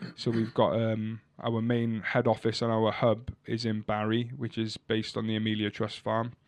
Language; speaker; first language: English; native; English